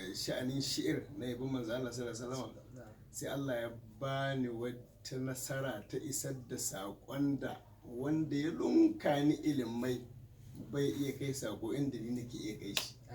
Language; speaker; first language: Hausa; native; Hausa